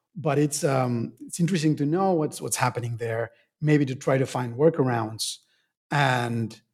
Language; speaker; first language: English; non-native, fluent; Spanish